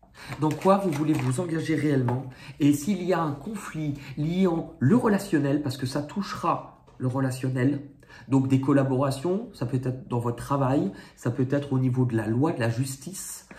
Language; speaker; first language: French; native; French